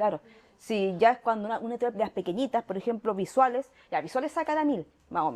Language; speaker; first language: Spanish; native; Spanish